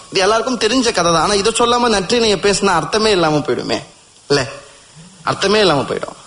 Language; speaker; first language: Tamil; native; Tamil